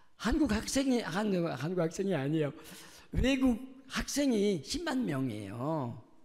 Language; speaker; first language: Korean; non-native, fluent; French